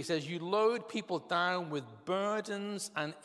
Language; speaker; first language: English; native; English